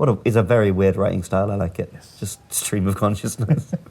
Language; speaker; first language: English; native; English